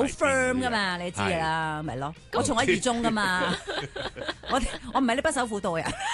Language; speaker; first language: Cantonese; native; Cantonese